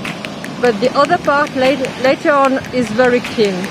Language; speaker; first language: English; non-native, fluent; French